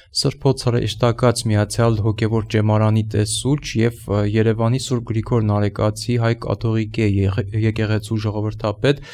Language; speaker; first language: Armenian; native; Armenian